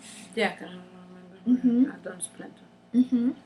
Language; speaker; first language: English; non-native, learner; Spanish